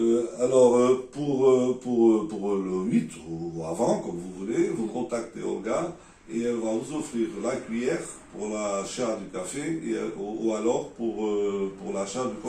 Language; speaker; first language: French; non-native, learner; Portuguese